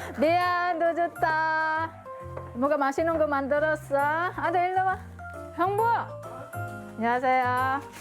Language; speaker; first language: Korean; non-native, learner; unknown